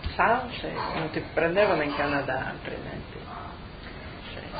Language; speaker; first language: Italian; native; Italian